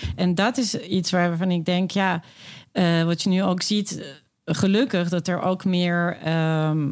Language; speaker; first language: Dutch; early bilingual, other home language; Serbian